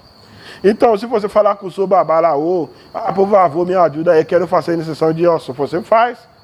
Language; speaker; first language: Portuguese; non-native, learner; Yoruba